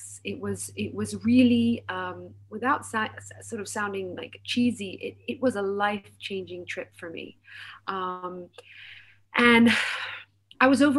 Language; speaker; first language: English; native; English